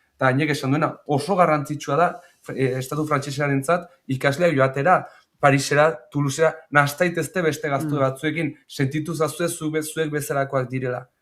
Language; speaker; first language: Basque; native; Basque